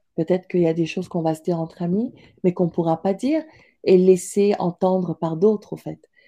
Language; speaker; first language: French; non-native, local second language; Wolof